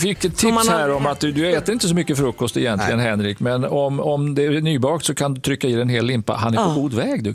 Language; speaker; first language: Swedish; native; Swedish